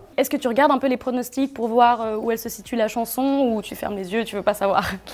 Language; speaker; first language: French; native; French